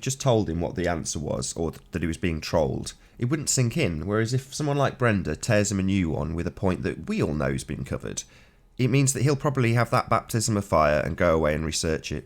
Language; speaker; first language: English; native; English